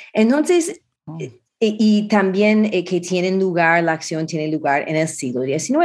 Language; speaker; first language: Spanish; non-native, fluent; English